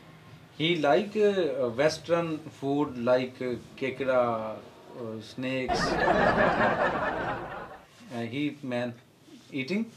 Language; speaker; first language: English; non-native, learner; Punjabi